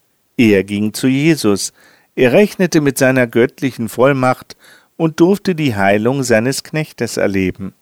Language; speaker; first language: German; native; German